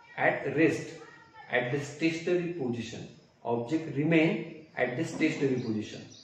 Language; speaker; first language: English; non-native, local second language; Marathi